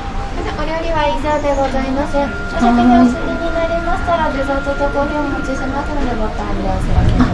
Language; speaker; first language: Japanese; native; Japanese